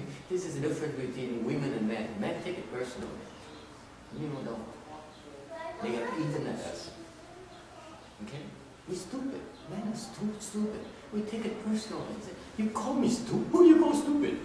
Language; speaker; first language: English; non-native, fluent; Vietnamese